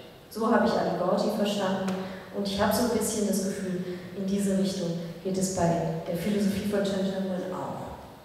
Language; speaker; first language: German; native; German